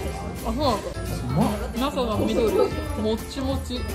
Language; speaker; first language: Japanese; native; Japanese